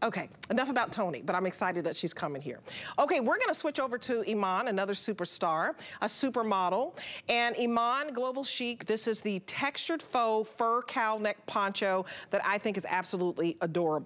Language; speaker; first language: English; native; English